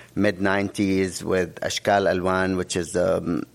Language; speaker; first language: English; non-native, fluent; Arabic